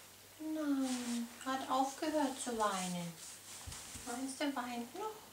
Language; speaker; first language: German; native; German